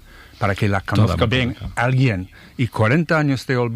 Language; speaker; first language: Spanish; non-native, fluent; English